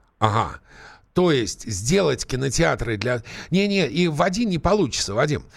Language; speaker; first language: Russian; native; Russian